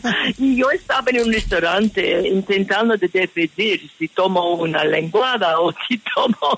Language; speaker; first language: Spanish; non-native, fluent; English